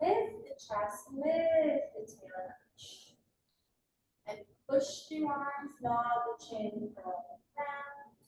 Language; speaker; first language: English; native; English